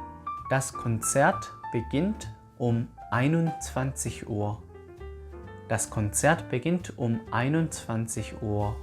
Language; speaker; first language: German; non-native, fluent; Korean